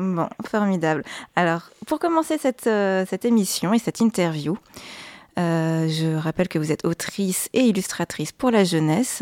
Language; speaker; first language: French; native; French